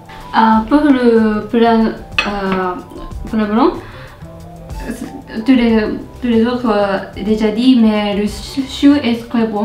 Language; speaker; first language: French; non-native, learner; Japanese